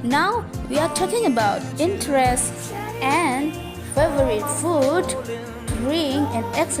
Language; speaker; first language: English; non-native, fluent; Indonesian